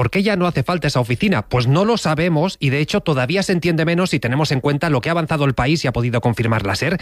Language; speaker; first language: Spanish; native; Spanish